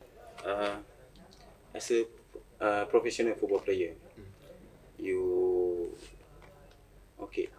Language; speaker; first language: English; non-native, local second language; Malay